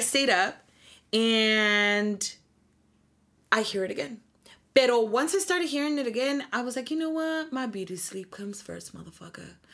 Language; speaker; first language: English; early bilingual, other home language; Spanish